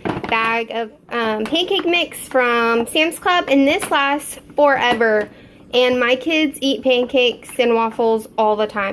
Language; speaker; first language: English; native; English